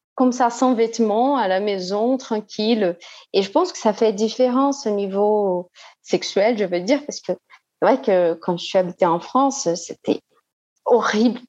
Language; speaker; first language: French; non-native, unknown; Portuguese